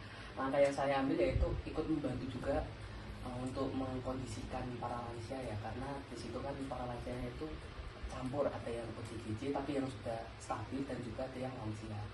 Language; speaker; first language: Indonesian; native; Indonesian